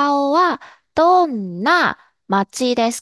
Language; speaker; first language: Japanese; non-native, fluent; Chinese